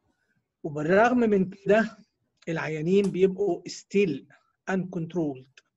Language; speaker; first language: Arabic; native; Arabic